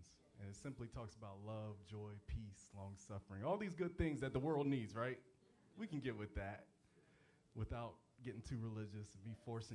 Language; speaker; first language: English; native; English